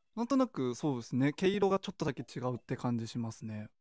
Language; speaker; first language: Japanese; native; Japanese